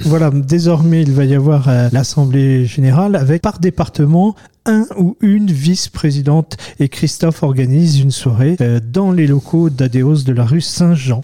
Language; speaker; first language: French; native; French